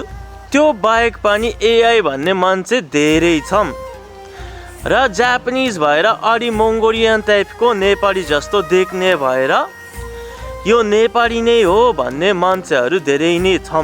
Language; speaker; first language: Nepali; non-native, fluent; Japanese